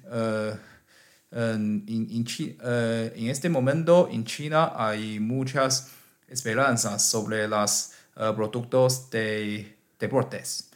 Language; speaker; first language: Spanish; non-native, learner; Chinese